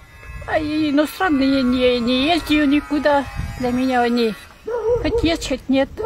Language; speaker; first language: Russian; non-native, local second language; Chuvash